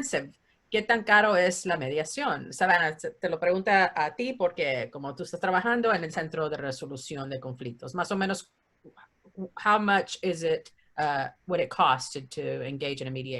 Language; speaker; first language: Spanish; early bilingual, heritage; Spanish